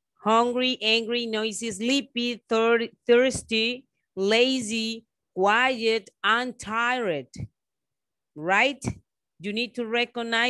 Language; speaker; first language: English; non-native, fluent; Spanish